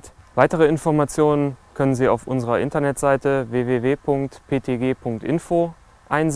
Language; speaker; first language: German; native; German